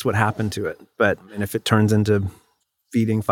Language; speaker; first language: English; native; English